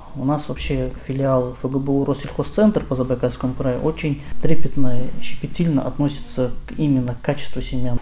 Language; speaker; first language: Russian; native; Russian